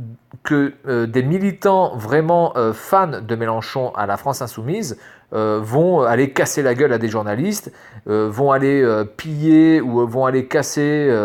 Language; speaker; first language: French; native; French